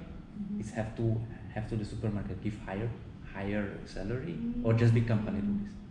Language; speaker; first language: English; non-native, learner; Hungarian